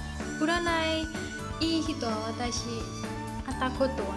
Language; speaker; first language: Japanese; non-native, learner; Burmese